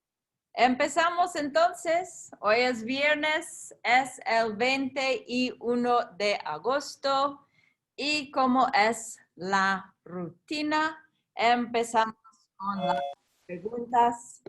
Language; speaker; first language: Spanish; non-native, fluent; English